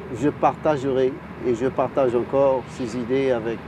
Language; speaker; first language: French; non-native, local second language; Arabic